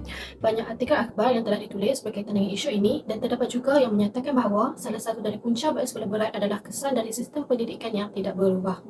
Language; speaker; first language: Malay; native; Malay